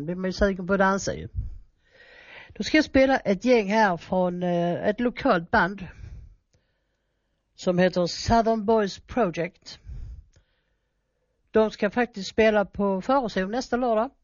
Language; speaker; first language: Swedish; native; Swedish